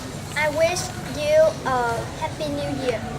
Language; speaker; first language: English; non-native, learner; Vietnamese